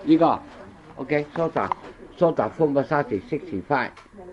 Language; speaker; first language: Cantonese; native; Cantonese